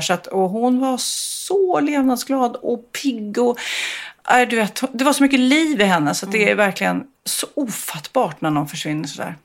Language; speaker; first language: Swedish; native; Swedish